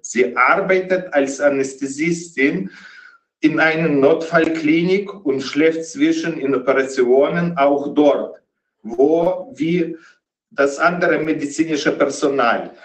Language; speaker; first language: German; non-native, fluent; Ukrainian